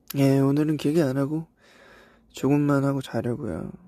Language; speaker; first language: Korean; native; Korean